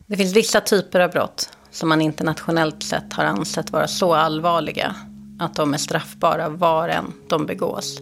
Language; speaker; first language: Swedish; native; Swedish